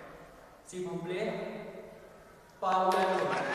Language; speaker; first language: French; non-native, learner; Spanish